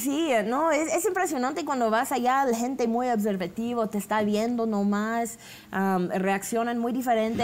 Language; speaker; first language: Spanish; non-native, fluent; English